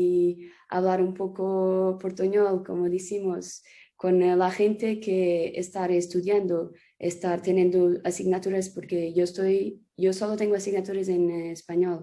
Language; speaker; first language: Spanish; non-native, fluent; Portuguese